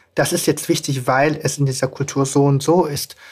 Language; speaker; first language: German; native; German